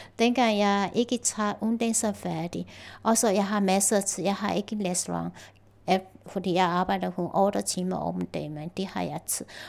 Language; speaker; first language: Danish; non-native, learner; Chinese